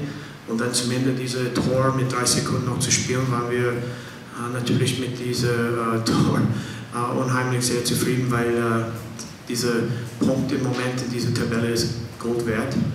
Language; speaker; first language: German; non-native, fluent; English